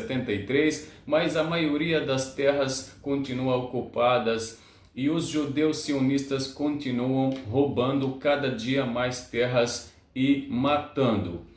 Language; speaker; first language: Portuguese; non-native, learner; Arabic